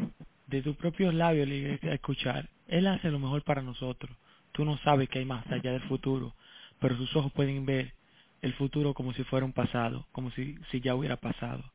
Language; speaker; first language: Spanish; native; Spanish